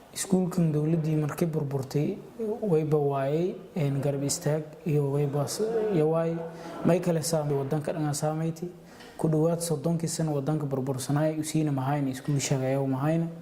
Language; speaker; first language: Somali; non-native, local second language; Maay